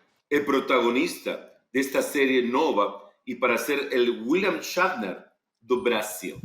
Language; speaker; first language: Portuguese; non-native, fluent; Spanish